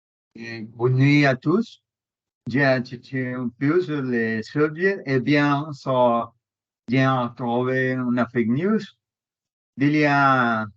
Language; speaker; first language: French; non-native, learner; Spanish